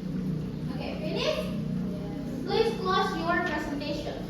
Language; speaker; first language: English; non-native, learner; Indonesian